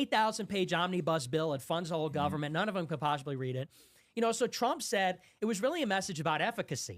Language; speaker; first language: English; native; English